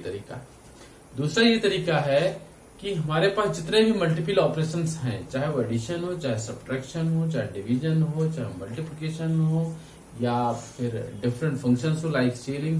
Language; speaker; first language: Hindi; native; Hindi